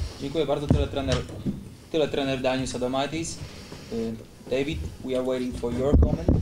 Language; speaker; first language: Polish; non-native, learner; Ukrainian